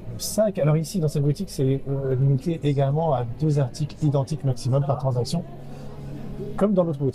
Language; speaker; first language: French; native; French